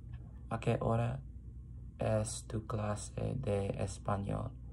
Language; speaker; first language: Spanish; non-native, learner; English